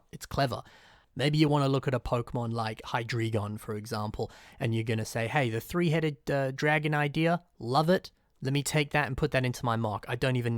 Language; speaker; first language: English; native; English